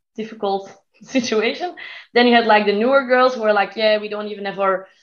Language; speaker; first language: English; non-native, fluent; Dutch